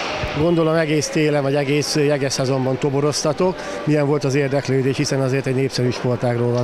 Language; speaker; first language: Hungarian; native; Hungarian